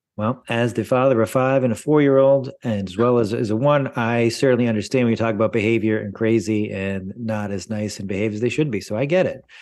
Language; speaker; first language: English; native; English